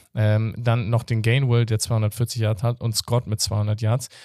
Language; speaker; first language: German; native; German